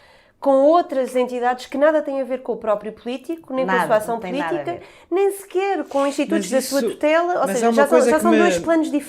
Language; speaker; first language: Portuguese; native; Portuguese